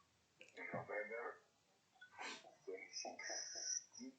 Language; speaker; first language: English; non-native, learner; Spanish